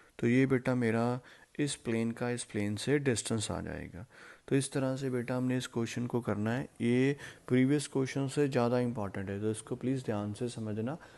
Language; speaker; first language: Hindi; non-native, local second language; Punjabi